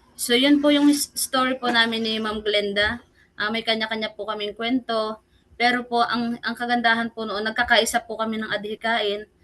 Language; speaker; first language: Filipino; non-native, local second language; Bikol